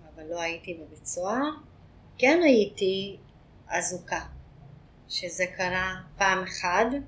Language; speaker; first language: Hebrew; non-native, fluent; Hungarian